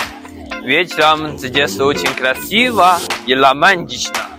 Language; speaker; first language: Russian; non-native, learner; Chinese